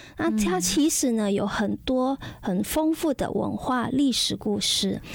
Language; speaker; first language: Chinese; non-native, fluent; Indonesian